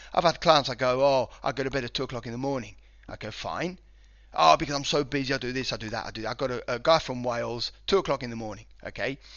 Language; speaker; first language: English; non-native, fluent; Spanish